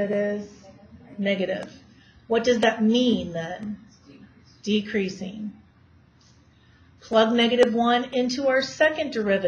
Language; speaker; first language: English; native; English